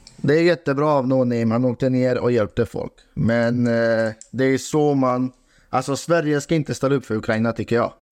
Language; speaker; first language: Swedish; non-native, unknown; Bosnian